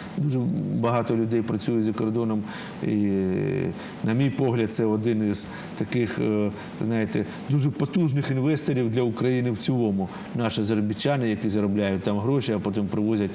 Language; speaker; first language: Ukrainian; non-native, local second language; Russian